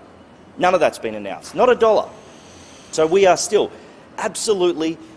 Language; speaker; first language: English; native; English